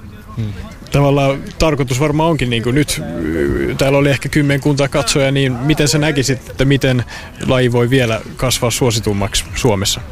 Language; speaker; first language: Finnish; native; Finnish